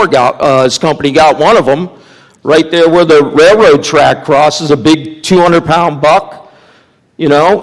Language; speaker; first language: English; native; English